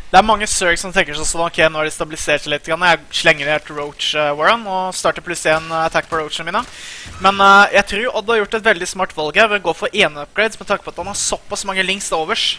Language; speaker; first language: Norwegian; native; Norwegian